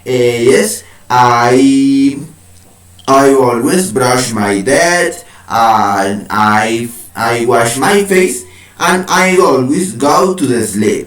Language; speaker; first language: English; non-native, learner; Spanish